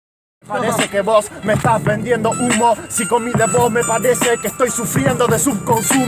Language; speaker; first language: Spanish; native; Spanish